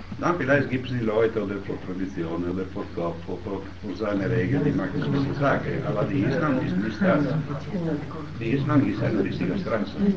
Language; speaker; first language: German; non-native, learner; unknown